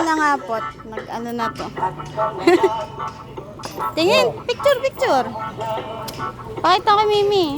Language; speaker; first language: Filipino; native; Filipino